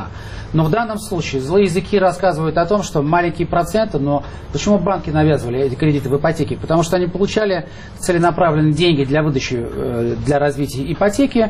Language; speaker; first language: Russian; native; Russian